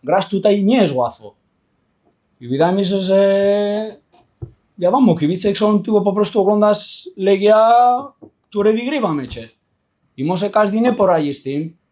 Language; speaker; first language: Polish; non-native, fluent; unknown